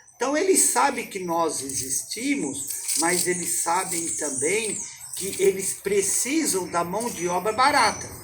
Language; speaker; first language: Portuguese; native; Portuguese